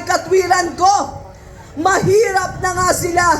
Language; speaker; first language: Filipino; native; Filipino